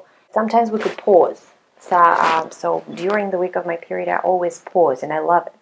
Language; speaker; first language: English; non-native, fluent; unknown